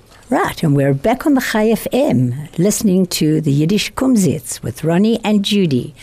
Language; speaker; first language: English; native; English